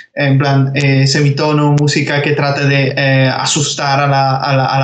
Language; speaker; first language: Spanish; early bilingual, other home language; Georgian